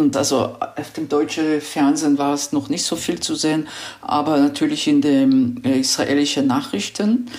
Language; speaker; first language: German; non-native, fluent; Hebrew